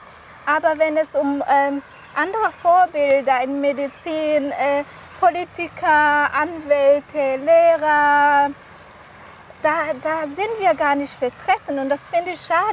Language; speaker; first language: German; non-native, fluent; Kinyarwanda